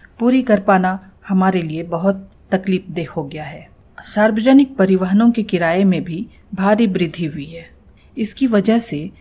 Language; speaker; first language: Hindi; non-native, local second language; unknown